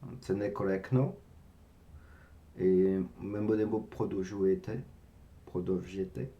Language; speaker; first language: Ukrainian; non-native, learner; French